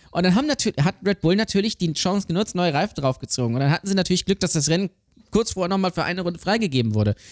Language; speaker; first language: German; native; German